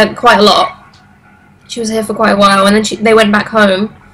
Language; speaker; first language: English; native; English